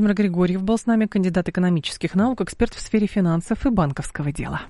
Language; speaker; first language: Russian; native; Russian